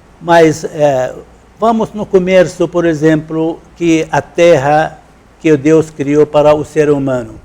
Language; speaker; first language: Portuguese; non-native, fluent; Arabic